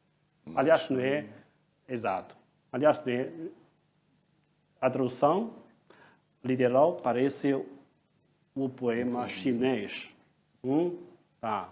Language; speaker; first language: Portuguese; non-native, fluent; Chinese